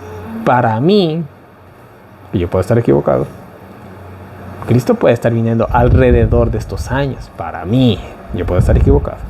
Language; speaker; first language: Spanish; native; Spanish